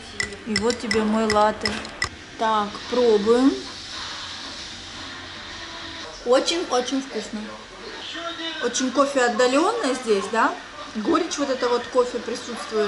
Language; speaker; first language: Russian; native; Russian